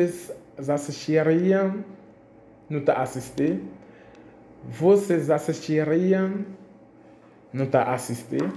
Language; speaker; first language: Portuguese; non-native, fluent; Haitian Creole